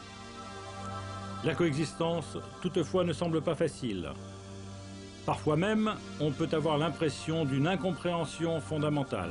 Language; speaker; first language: French; native; French